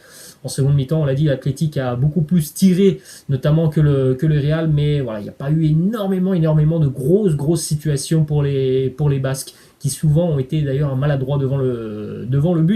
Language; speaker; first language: French; native; French